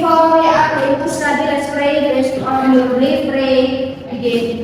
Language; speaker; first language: English; non-native, learner; Indonesian